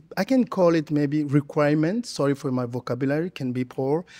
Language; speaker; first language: English; non-native, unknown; Lingala